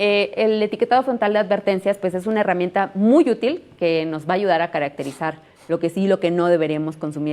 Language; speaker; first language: Spanish; native; Spanish